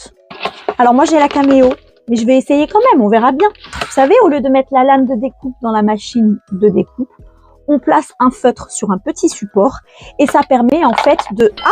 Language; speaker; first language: French; native; French